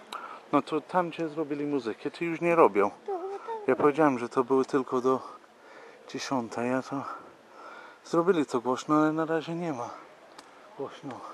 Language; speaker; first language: Polish; non-native, fluent; English